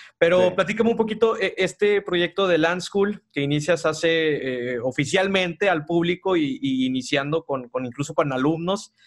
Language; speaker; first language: Spanish; native; Spanish